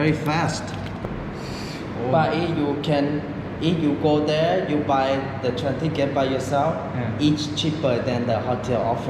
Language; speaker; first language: English; non-native, fluent; Lao